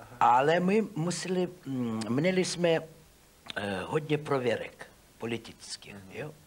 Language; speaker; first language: Czech; non-native, fluent; Russian